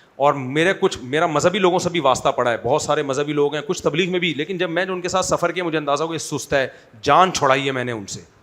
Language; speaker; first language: Urdu; native; Urdu